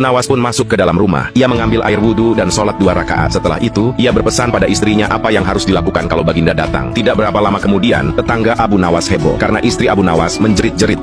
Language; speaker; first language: Indonesian; native; Indonesian